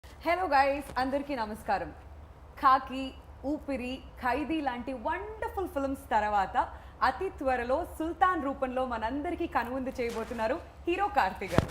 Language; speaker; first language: Telugu; native; Telugu